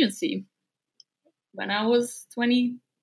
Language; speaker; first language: English; non-native, fluent; Russian